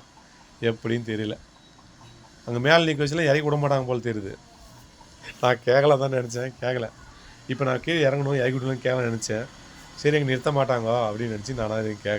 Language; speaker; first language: Tamil; native; Tamil